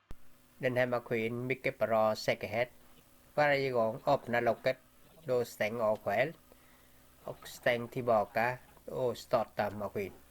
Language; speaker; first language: Swedish; non-native, learner; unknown